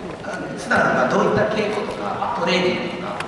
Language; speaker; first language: Japanese; native; Japanese